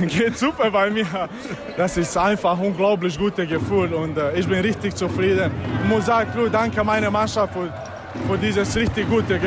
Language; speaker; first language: German; non-native, learner; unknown